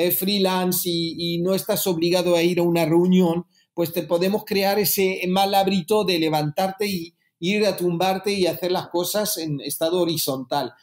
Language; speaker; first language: Spanish; early bilingual, heritage; French